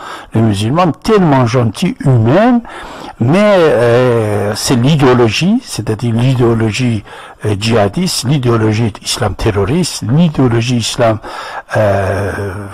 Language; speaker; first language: French; non-native, fluent; Persian